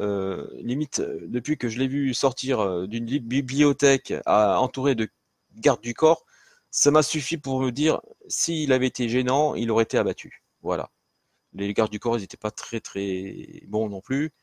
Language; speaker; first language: French; native; French